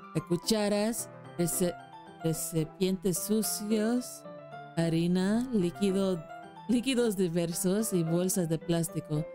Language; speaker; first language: Spanish; non-native, learner; English